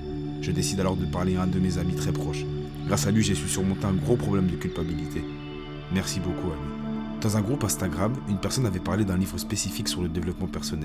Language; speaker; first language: French; native; French